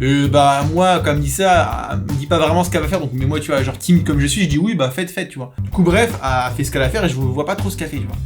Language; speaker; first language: French; native; French